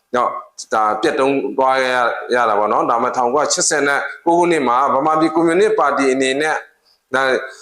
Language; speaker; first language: Burmese; non-native, local second language; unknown